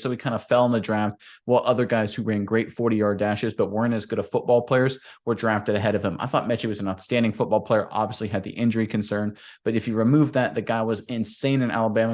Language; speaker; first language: English; native; English